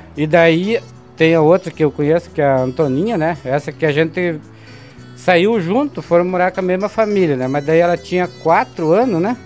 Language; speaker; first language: Portuguese; native; Portuguese